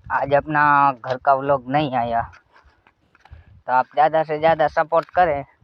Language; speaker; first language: Hindi; non-native, local second language; Gujarati